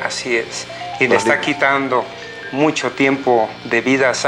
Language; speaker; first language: Spanish; native; Spanish